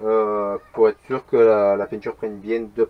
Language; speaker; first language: French; native; French